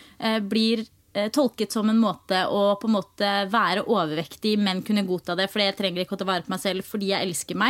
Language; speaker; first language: Norwegian; native; Norwegian